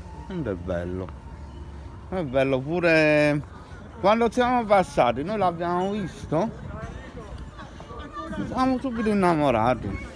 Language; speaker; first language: Italian; native; Italian